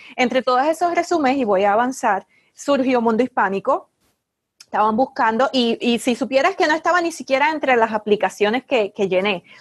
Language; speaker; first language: Spanish; native; Spanish